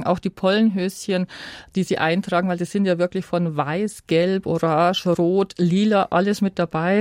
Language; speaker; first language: German; native; German